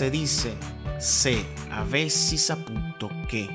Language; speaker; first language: Italian; non-native, fluent; Spanish